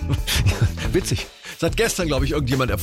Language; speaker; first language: German; native; German